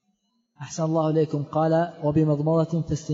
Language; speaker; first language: Arabic; native; Arabic